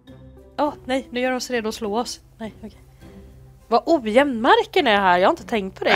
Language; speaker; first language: Swedish; native; Swedish